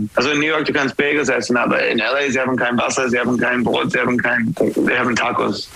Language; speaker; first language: German; non-native, learner; English